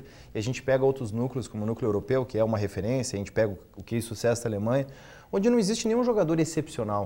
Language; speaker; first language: Portuguese; native; Portuguese